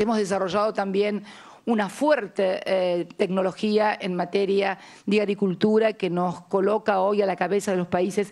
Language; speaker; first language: Spanish; native; Spanish